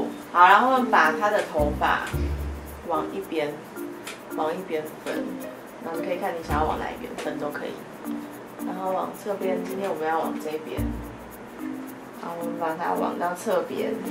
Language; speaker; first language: Chinese; native; Chinese